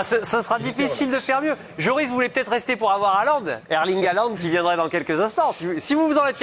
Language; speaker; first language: French; native; French